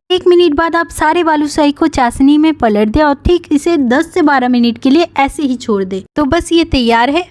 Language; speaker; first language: Hindi; non-native, local second language; Bangla